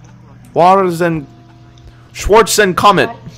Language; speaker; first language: Japanese; non-native, learner; English